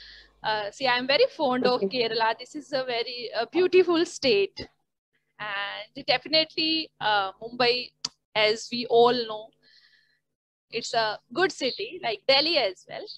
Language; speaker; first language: English; non-native, learner; Hindi